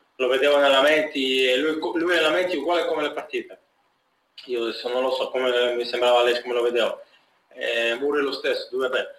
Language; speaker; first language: Italian; non-native, fluent; Bulgarian